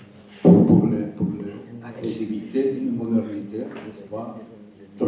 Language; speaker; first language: French; non-native, fluent; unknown